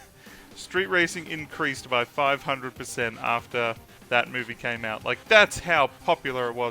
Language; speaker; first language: English; native; English